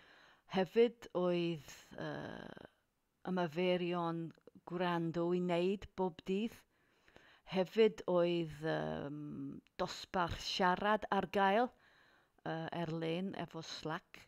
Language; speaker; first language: Welsh; non-native, learner; English